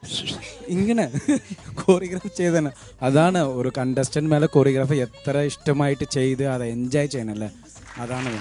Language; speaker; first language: Malayalam; non-native, learner; Tamil